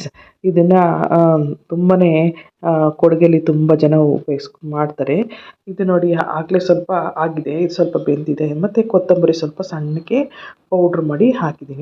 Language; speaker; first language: Kannada; native; Kannada